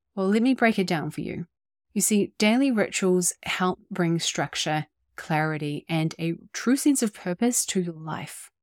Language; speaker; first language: English; native; English